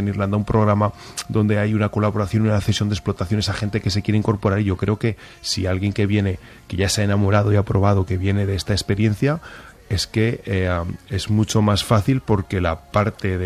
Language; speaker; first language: Spanish; native; Spanish